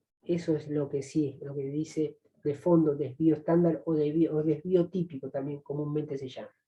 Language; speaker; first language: Spanish; native; Spanish